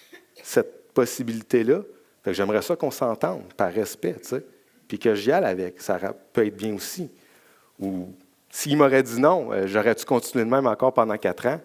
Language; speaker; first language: French; native; French